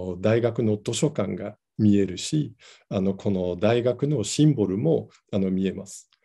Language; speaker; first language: Japanese; non-native, fluent; Dutch